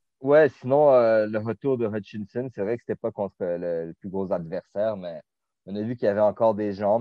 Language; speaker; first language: French; native; French